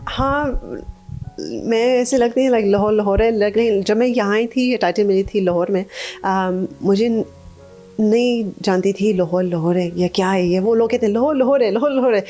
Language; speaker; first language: Urdu; early bilingual, heritage; Urdu